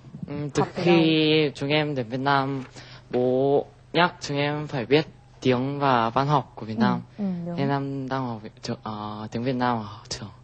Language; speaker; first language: Vietnamese; non-native, learner; Korean